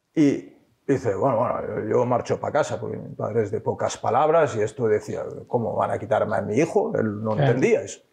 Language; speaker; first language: Spanish; early bilingual, heritage; French